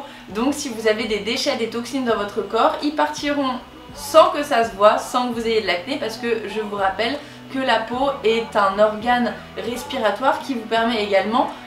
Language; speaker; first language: French; native; French